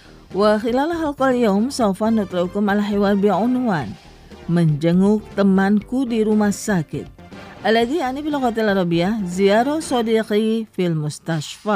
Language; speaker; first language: Arabic; non-native, fluent; Indonesian